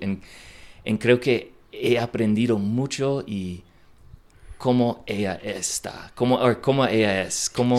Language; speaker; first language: Spanish; non-native, learner; English